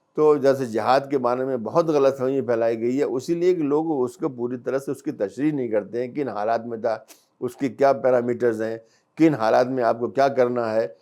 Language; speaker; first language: Urdu; native; Urdu